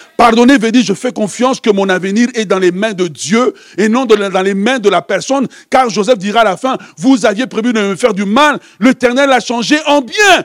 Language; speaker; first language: French; non-native, local second language; Lingala